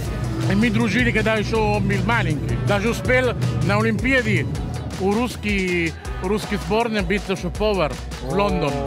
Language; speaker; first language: Russian; non-native, learner; Italian